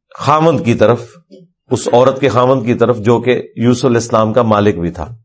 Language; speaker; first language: Urdu; non-native, local second language; Punjabi